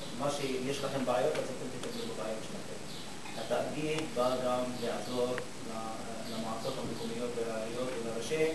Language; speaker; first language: Hebrew; non-native, local second language; Arabic